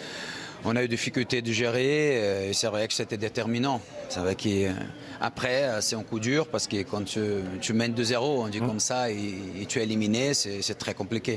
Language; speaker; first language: French; non-native, fluent; Portuguese